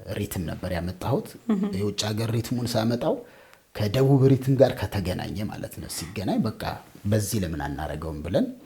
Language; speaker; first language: Amharic; native; Amharic